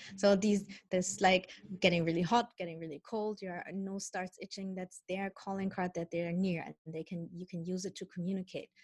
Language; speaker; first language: English; non-native, fluent; Dutch